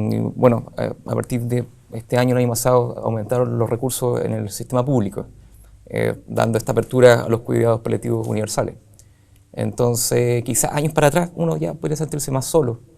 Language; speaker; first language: Spanish; native; Spanish